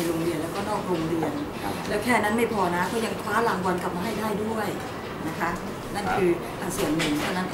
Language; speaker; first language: Thai; native; Thai